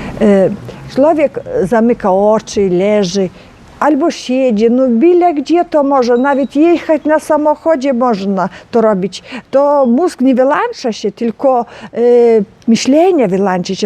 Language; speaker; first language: Polish; non-native, learner; Ukrainian